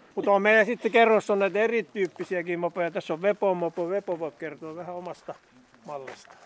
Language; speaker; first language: Finnish; native; Finnish